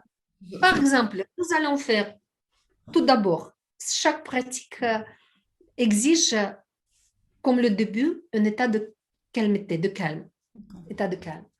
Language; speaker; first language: French; non-native, learner; Russian